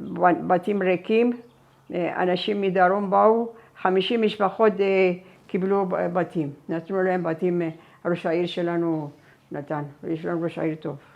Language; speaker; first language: Hebrew; non-native, fluent; Persian